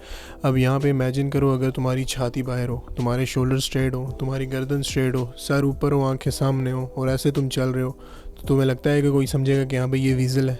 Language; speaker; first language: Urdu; non-native, local second language; Punjabi